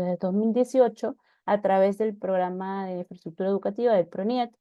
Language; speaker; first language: Spanish; native; Spanish